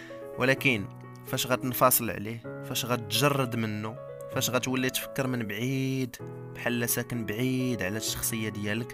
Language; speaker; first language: Arabic; native; Arabic